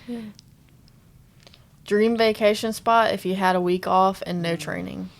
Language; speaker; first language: English; native; English